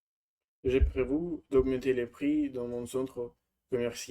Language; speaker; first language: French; non-native, learner; Russian